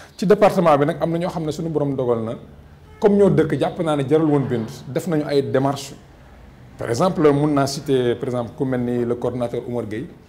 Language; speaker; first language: Wolof; native; Wolof